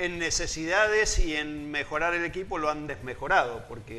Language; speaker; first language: Spanish; native; Spanish